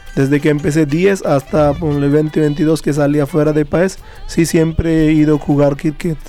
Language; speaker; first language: Spanish; non-native, fluent; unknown